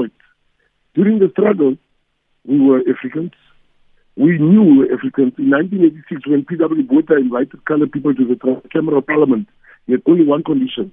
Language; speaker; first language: English; non-native, local second language; Afrikaans